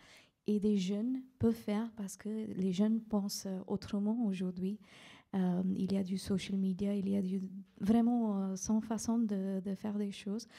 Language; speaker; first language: French; non-native, fluent; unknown